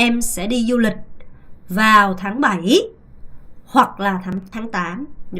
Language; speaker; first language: Vietnamese; non-native, fluent; Korean